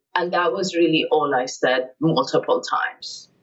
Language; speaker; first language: English; early bilingual, other home language; Persian